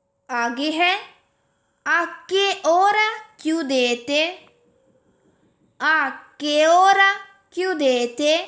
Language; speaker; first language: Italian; non-native, fluent; Urdu